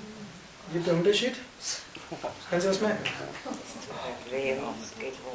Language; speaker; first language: German; non-native, fluent; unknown